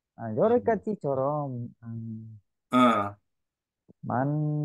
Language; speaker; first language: Korean; non-native, learner; Vietnamese